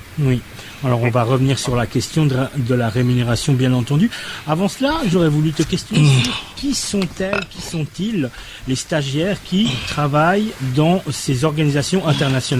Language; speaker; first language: French; native; French